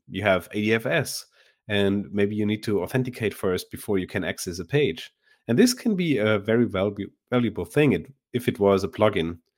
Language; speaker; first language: English; non-native, fluent; German